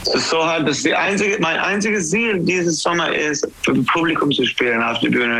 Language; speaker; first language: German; non-native, fluent; English